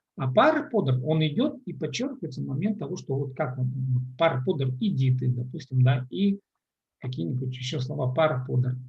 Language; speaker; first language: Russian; non-native, local second language; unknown